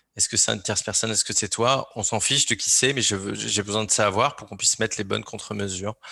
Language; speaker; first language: French; native; French